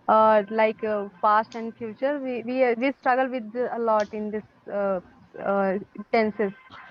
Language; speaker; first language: English; non-native, learner; Hindi